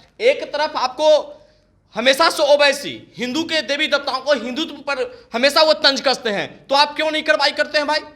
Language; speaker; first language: Hindi; native; Hindi